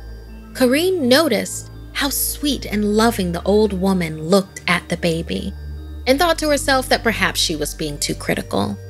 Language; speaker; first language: English; native; English